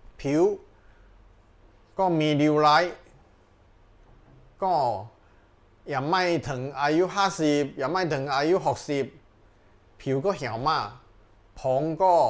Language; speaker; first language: Thai; non-native, learner; Chinese